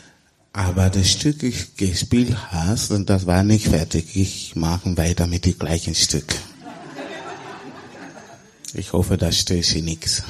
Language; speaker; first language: German; non-native, learner; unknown